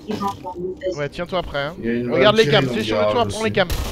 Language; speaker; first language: French; native; French